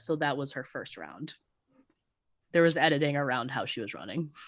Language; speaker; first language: English; native; English